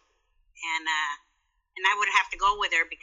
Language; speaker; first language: English; native; English